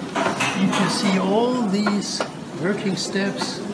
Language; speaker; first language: English; non-native, fluent; German